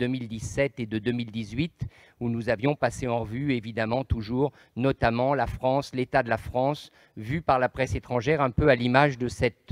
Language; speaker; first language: French; native; French